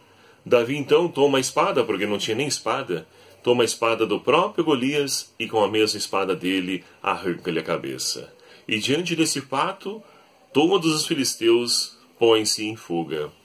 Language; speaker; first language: Portuguese; native; Portuguese